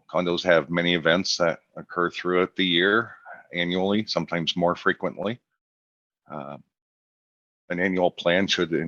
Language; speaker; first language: English; native; English